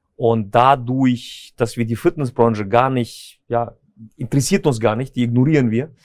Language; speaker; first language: German; early bilingual, other home language; Russian